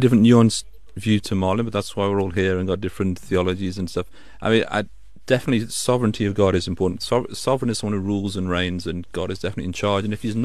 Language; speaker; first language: English; native; English